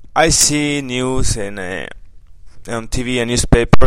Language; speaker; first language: English; non-native, learner; Spanish